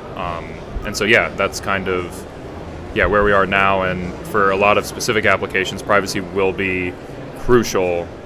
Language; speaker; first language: English; native; English